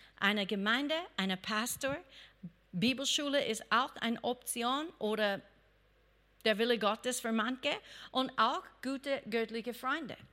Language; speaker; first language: German; non-native, fluent; English